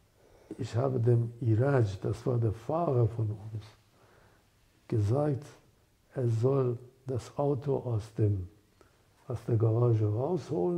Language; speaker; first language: German; non-native, fluent; Persian